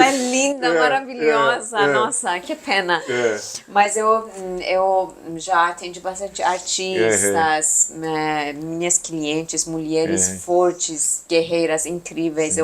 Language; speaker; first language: Portuguese; non-native, fluent; Persian